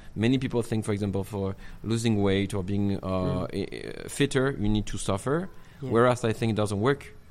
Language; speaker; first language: English; non-native, fluent; French